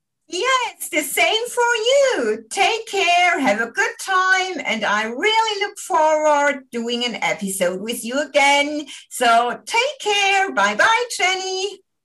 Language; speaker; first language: English; non-native, fluent; German